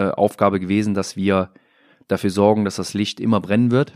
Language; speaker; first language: German; native; German